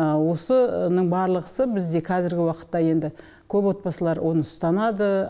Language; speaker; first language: Kazakh; native; Kazakh